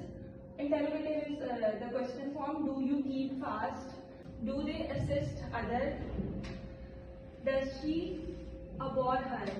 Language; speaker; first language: English; non-native, learner; Urdu